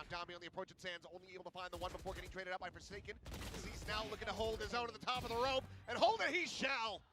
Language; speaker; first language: English; native; English